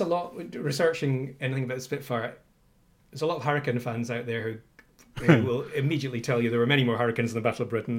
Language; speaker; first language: English; native; English